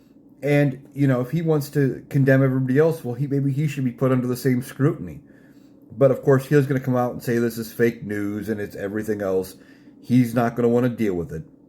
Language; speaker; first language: English; native; English